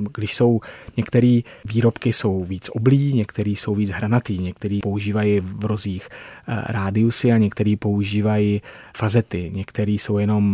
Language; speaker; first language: Czech; native; Czech